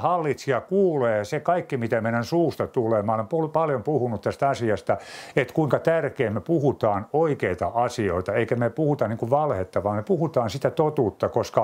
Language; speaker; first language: Finnish; native; Finnish